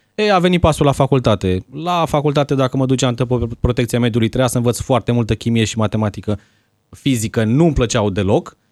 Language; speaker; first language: Romanian; native; Romanian